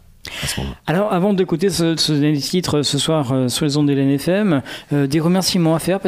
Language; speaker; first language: French; native; French